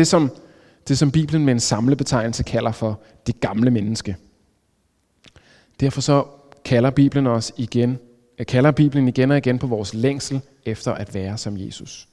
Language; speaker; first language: Danish; native; Danish